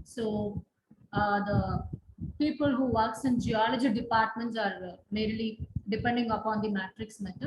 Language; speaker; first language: English; non-native, local second language; Tamil